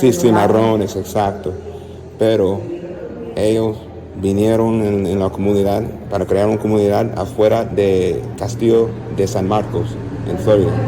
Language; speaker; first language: Spanish; non-native, learner; English